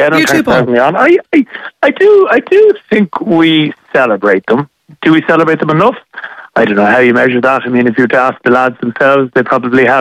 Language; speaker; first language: English; native; English